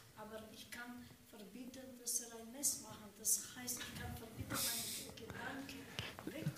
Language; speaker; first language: German; non-native, learner; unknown